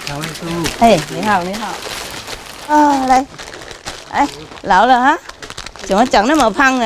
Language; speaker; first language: Chinese; non-native, fluent; Vietnamese